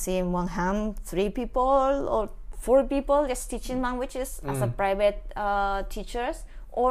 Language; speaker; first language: English; non-native, learner; Spanish